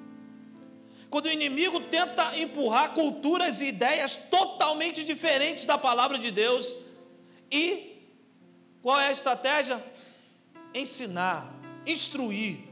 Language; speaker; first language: Portuguese; native; Portuguese